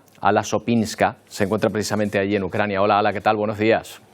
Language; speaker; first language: Spanish; native; Spanish